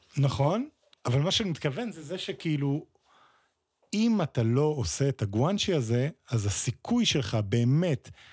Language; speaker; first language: Hebrew; native; Hebrew